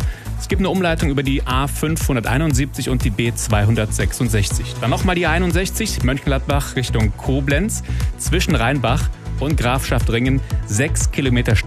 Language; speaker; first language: German; native; German